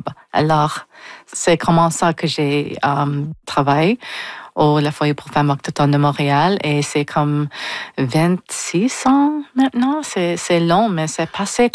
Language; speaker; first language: French; non-native, local second language; English